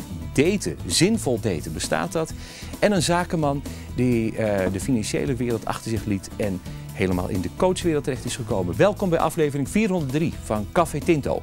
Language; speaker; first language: Dutch; native; Dutch